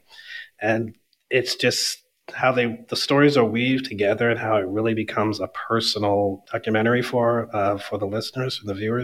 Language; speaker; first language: English; native; English